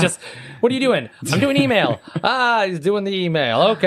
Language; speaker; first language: English; native; English